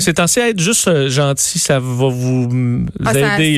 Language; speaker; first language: French; native; French